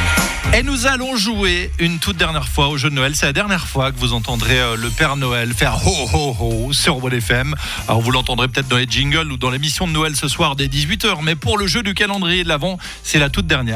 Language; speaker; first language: French; native; French